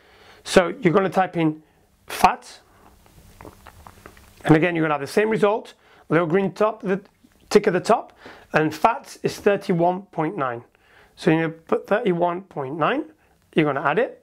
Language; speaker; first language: English; native; English